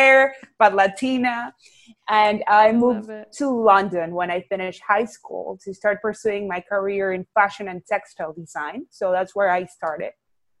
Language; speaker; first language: English; non-native, fluent; Spanish